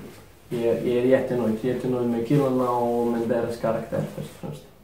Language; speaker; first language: Swedish; non-native, fluent; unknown